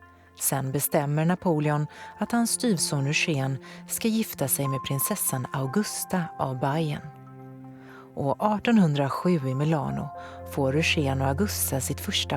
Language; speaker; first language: Swedish; native; Swedish